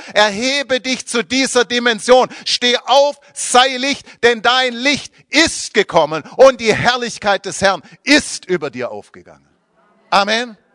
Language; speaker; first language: German; native; German